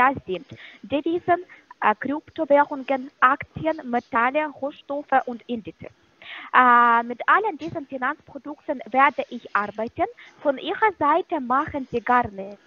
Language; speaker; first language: German; non-native, fluent; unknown